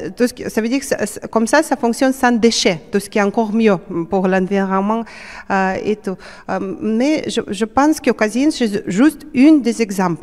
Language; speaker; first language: French; non-native, fluent; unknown